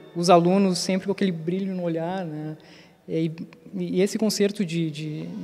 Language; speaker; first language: Portuguese; native; Portuguese